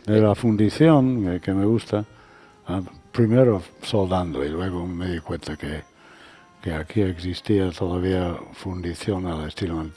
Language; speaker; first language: Spanish; non-native, fluent; English